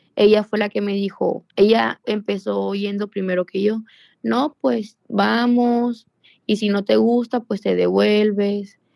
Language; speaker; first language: Spanish; native; Spanish